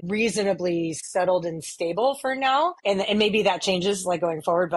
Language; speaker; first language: English; native; English